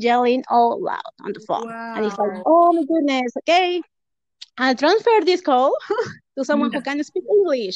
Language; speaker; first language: English; non-native, fluent; Spanish